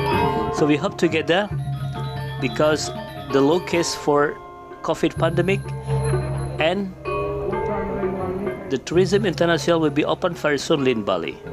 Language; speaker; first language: English; non-native, local second language; Indonesian